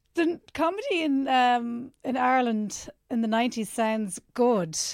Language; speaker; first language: English; native; English